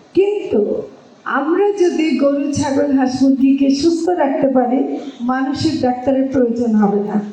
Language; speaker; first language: Bangla; native; Bangla